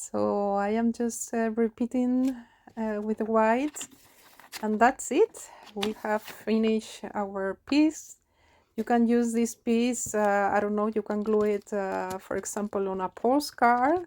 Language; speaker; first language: English; non-native, fluent; Spanish